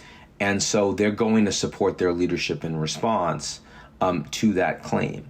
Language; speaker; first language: English; native; English